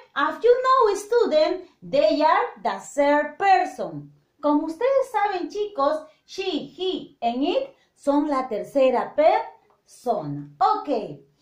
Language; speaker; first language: English; non-native, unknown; Spanish